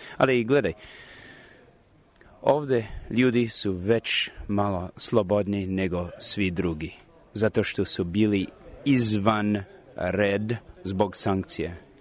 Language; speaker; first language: Croatian; non-native, learner; English